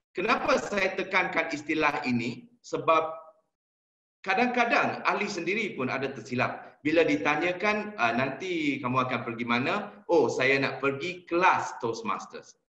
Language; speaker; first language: Malay; non-native, local second language; Chinese